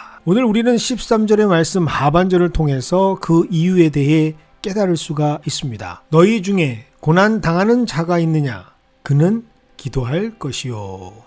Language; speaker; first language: Korean; native; Korean